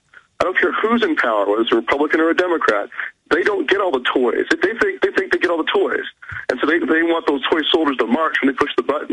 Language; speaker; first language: English; native; English